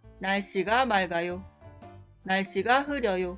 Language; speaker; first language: Korean; non-native, fluent; Spanish